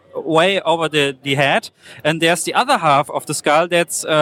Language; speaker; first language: English; non-native, fluent; German